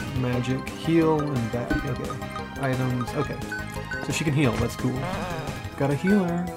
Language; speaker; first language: English; native; English